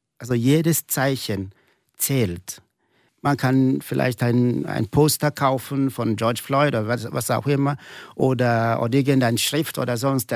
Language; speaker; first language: German; non-native, fluent; Igbo